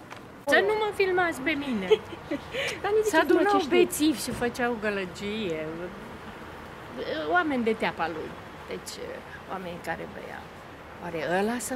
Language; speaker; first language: Romanian; native; Romanian